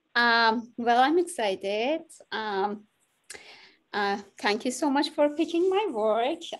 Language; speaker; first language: English; non-native, learner; Persian